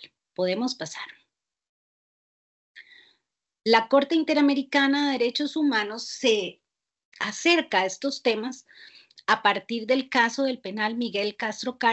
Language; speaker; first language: Spanish; native; Spanish